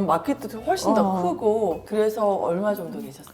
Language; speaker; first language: Korean; native; Korean